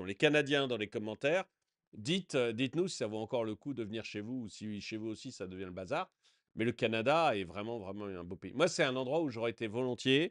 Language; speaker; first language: French; native; French